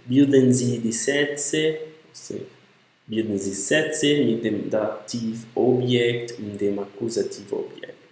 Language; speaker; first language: German; non-native, learner; Portuguese